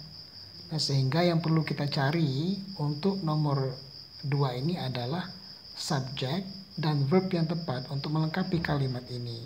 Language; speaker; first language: Indonesian; native; Indonesian